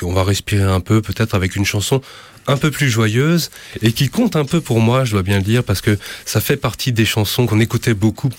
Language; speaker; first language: French; native; French